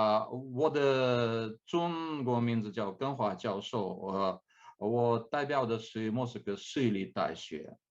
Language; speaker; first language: Chinese; non-native, fluent; Russian